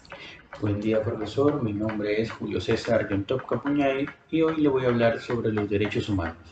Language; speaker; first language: Spanish; native; Spanish